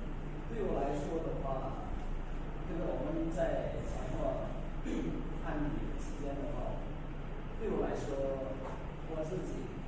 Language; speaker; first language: Chinese; non-native, fluent; Lao